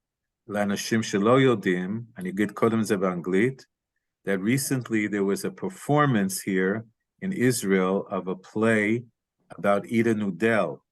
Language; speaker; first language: Hebrew; non-native, fluent; English